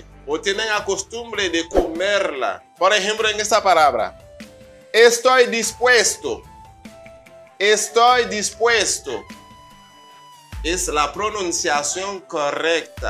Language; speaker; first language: Spanish; non-native, fluent; Haitian Creole